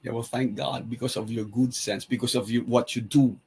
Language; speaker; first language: English; non-native, local second language; Filipino